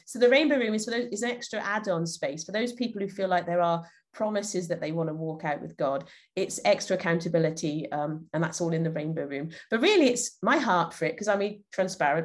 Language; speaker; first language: English; native; English